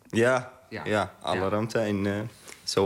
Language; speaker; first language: Dutch; non-native, learner; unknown